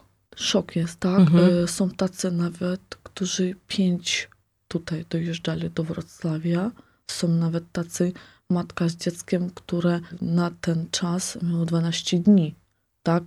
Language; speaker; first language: Polish; non-native, fluent; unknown